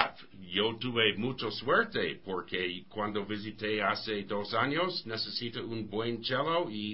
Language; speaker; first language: Spanish; non-native, learner; English